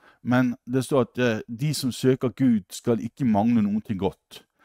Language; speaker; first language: Norwegian; native; Norwegian